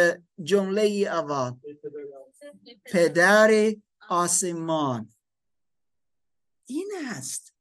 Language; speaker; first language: Persian; non-native, learner; German